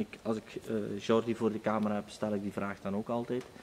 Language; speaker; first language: Dutch; native; Dutch